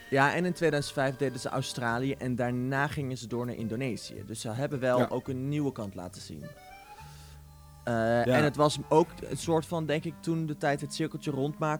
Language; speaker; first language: Dutch; native; Dutch